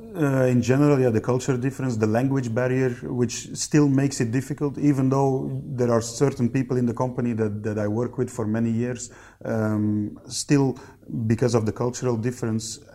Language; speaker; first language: English; non-native, fluent; Dutch